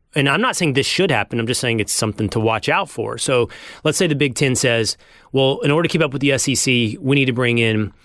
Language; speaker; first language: English; native; English